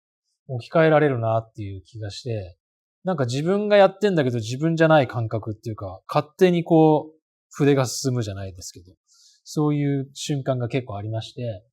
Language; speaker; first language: Japanese; native; Japanese